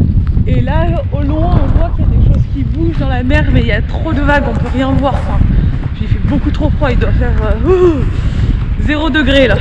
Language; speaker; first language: French; native; French